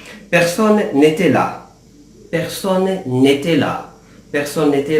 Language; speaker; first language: French; non-native, fluent; Arabic